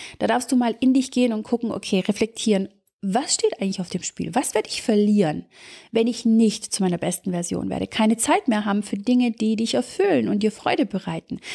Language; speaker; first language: German; early bilingual, other home language; Serbian